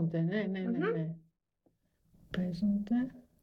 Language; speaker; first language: Greek; non-native, learner; German